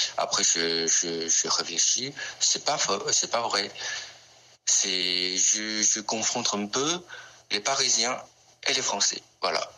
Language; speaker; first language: French; non-native, fluent; Chinese